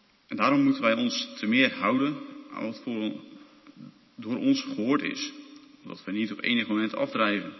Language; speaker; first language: Dutch; native; Dutch